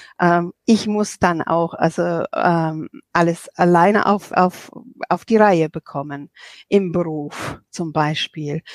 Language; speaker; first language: German; non-native, fluent; English